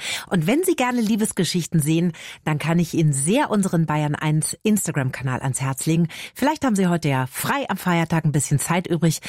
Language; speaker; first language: German; native; German